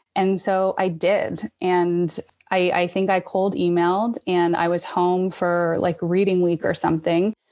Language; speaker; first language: English; native; English